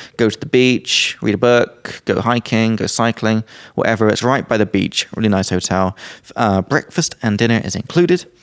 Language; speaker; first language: English; native; English